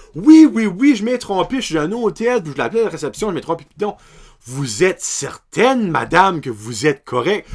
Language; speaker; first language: French; native; French